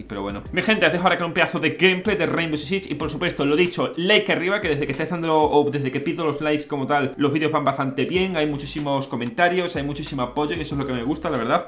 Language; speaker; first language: Spanish; native; Spanish